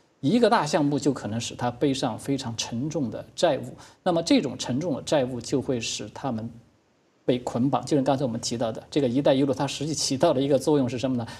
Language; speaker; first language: Chinese; native; Chinese